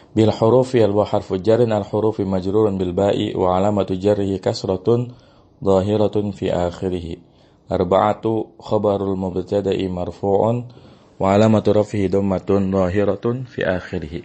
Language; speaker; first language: Arabic; non-native, fluent; Indonesian